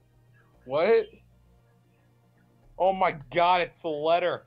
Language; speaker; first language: English; native; English